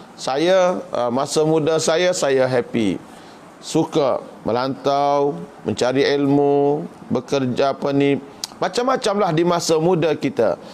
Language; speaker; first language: Malay; native; Malay